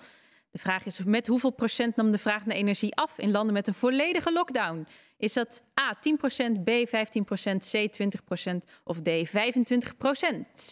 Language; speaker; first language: Dutch; native; Dutch